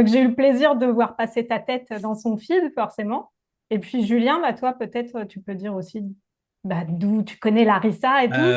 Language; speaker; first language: French; native; French